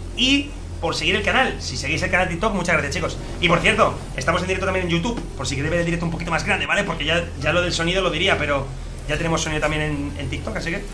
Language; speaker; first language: Spanish; native; Spanish